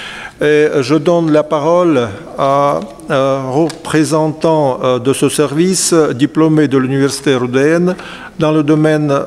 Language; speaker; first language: French; non-native, fluent; Russian